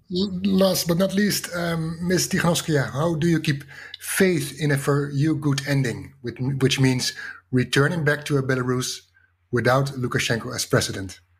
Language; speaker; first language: English; non-native, fluent; Dutch